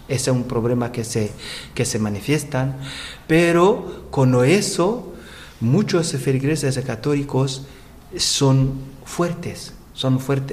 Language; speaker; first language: Spanish; non-native, learner; Rundi